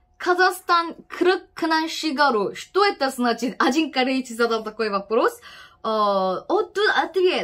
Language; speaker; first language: Russian; non-native, fluent; Korean